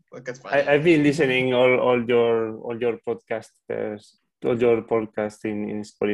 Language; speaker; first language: English; non-native, learner; Spanish